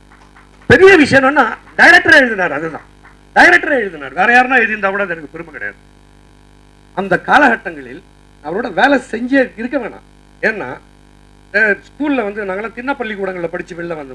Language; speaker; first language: Tamil; native; Tamil